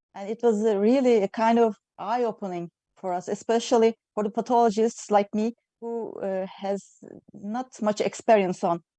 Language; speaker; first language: English; non-native, fluent; Turkish